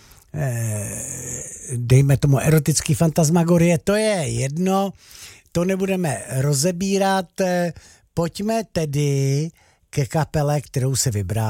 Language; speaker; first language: Czech; native; Czech